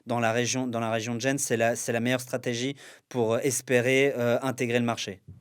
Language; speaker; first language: French; native; French